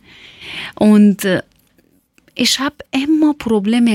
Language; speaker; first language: German; non-native, learner; Persian